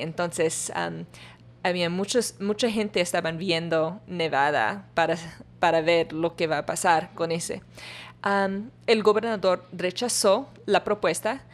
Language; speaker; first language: Spanish; non-native, learner; English